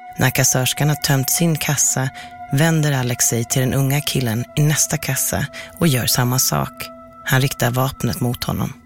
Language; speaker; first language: Swedish; native; Swedish